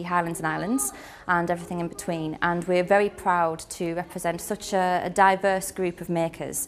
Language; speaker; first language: English; native; English